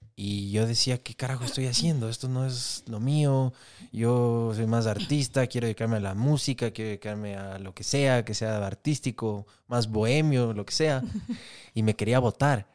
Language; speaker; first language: Spanish; native; Spanish